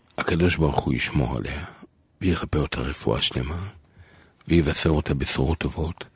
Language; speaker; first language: Hebrew; native; Hebrew